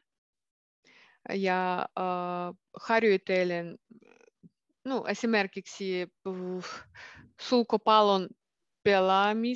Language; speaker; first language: Finnish; non-native, learner; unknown